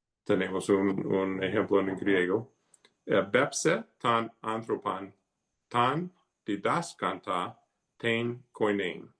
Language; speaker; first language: Spanish; early bilingual, heritage; Spanish